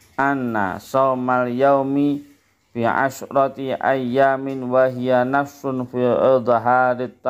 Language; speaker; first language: Arabic; non-native, fluent; Indonesian